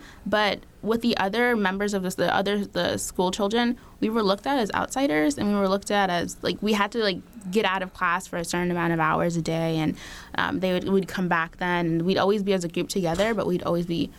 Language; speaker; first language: English; early bilingual, other home language; Arabic